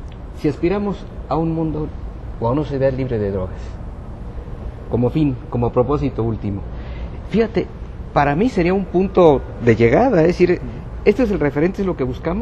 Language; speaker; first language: Spanish; native; Spanish